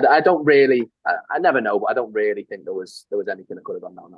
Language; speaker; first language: English; native; English